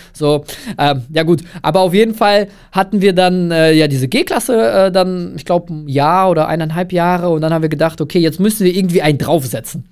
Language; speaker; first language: German; early bilingual, other home language; Russian